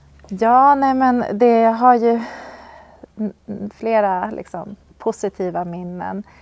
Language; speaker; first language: Swedish; native; Swedish